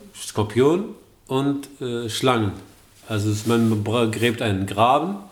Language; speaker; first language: German; early bilingual, other home language; Arabic